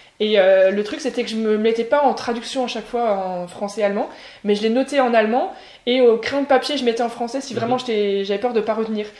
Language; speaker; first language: French; native; French